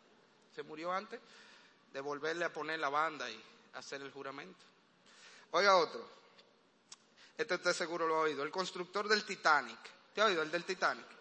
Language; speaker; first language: Spanish; native; Spanish